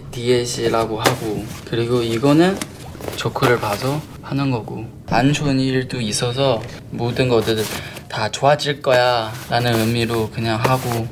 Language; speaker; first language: Korean; non-native, fluent; Chinese